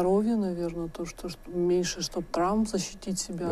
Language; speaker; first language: Russian; native; Russian